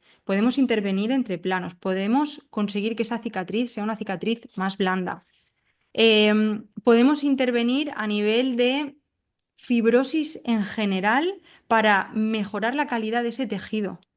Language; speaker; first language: Spanish; native; Spanish